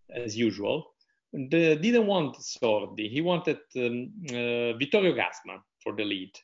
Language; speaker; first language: English; non-native, fluent; Italian